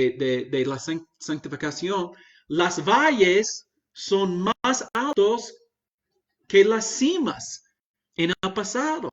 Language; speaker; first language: Spanish; non-native, fluent; English